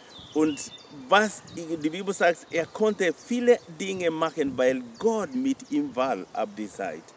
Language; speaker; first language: German; non-native, learner; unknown